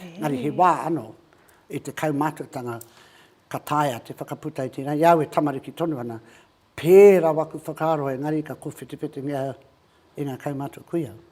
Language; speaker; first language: Māori; native; Māori